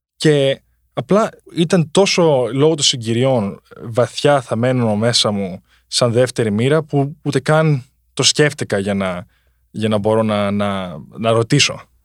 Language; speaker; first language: Greek; early bilingual, heritage; Greek